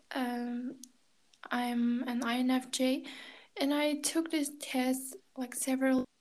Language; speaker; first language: English; non-native, learner; Kazakh